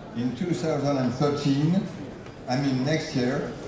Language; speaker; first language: English; non-native, fluent; French